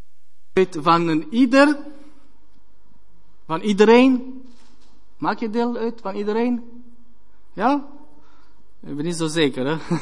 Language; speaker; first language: Dutch; non-native, fluent; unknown